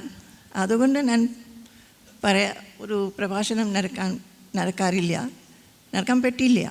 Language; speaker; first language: Malayalam; non-native, fluent; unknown